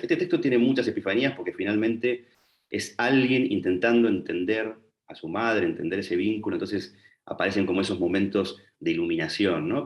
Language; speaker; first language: Spanish; native; Spanish